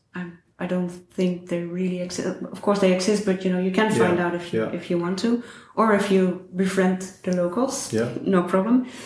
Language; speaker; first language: English; non-native, fluent; Dutch